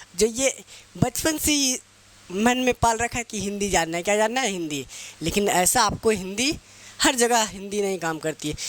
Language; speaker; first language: Hindi; native; Hindi